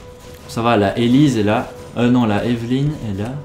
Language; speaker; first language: French; native; French